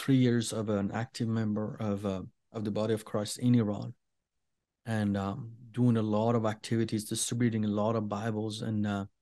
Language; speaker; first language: English; non-native, fluent; Persian